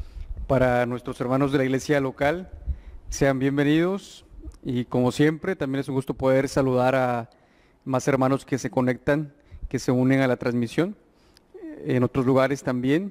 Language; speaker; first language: Spanish; native; Spanish